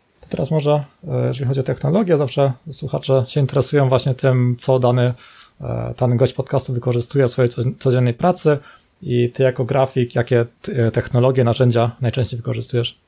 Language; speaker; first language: Polish; native; Polish